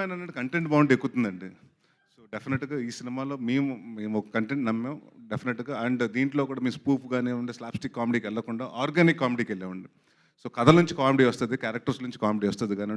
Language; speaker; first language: Telugu; native; Telugu